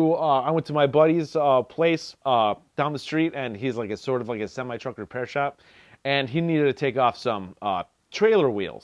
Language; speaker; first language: English; native; English